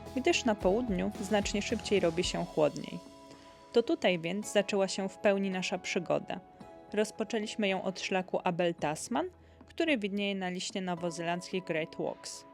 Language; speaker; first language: Polish; native; Polish